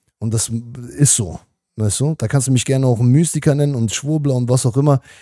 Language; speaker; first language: German; native; German